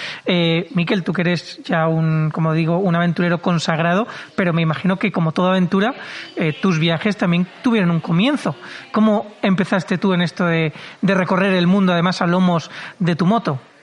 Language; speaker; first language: Spanish; native; Spanish